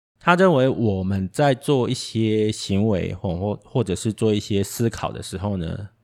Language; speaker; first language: Chinese; native; Chinese